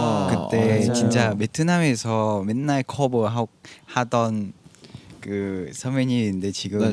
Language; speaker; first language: Korean; non-native, learner; Vietnamese